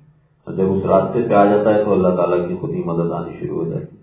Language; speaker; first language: Urdu; native; Urdu